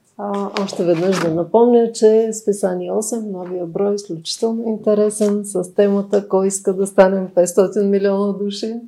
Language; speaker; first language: Bulgarian; native; Bulgarian